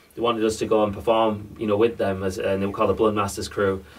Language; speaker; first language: English; native; English